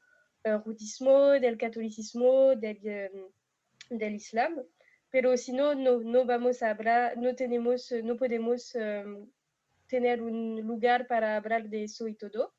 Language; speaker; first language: Spanish; non-native, fluent; French